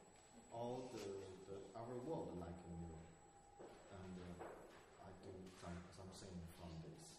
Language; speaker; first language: English; non-native, learner; Chinese